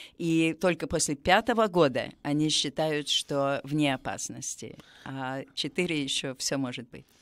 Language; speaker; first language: Russian; native; Russian